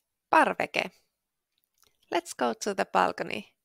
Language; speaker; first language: English; non-native, fluent; Finnish